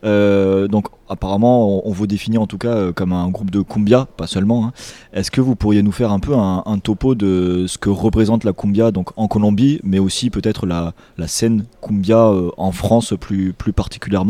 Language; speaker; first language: French; native; French